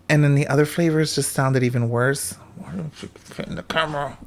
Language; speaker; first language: English; native; English